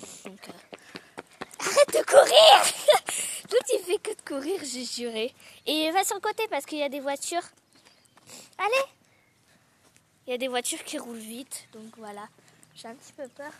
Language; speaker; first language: French; native; French